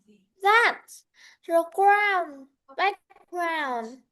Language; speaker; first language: English; non-native, learner; Vietnamese